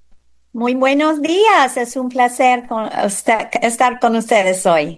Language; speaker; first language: Spanish; non-native, fluent; English